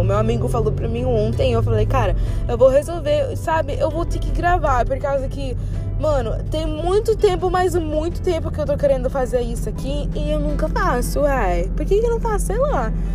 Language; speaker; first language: Portuguese; non-native, fluent; English